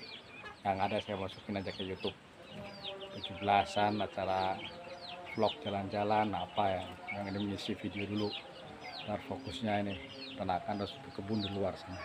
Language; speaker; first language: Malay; non-native, local second language; Javanese